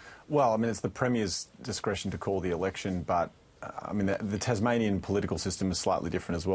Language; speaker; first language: English; native; English